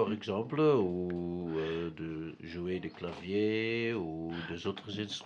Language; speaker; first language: French; non-native, fluent; Dutch